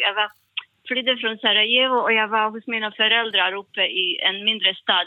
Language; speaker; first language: Swedish; non-native, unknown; Bosnian